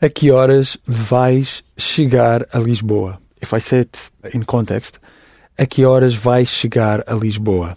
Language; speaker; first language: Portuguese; non-native, learner; English